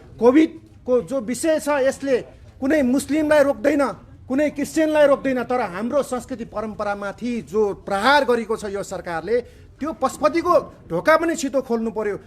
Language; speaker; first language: Nepali; non-native, local second language; Newari